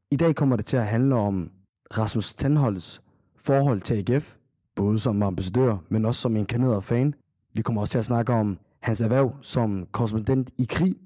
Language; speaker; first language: Danish; early bilingual, other home language; Somali